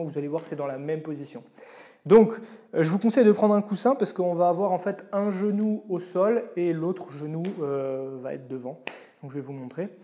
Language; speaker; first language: French; native; French